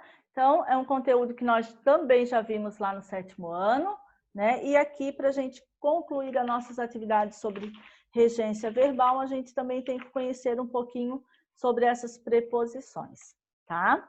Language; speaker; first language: Portuguese; native; Portuguese